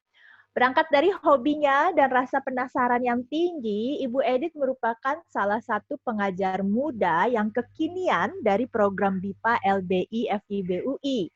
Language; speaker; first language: Indonesian; native; Indonesian